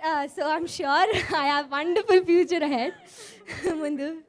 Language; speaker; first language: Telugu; non-native, learner; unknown